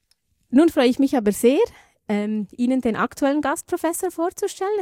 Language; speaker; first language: German; native; German